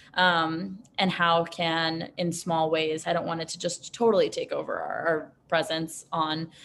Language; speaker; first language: English; native; English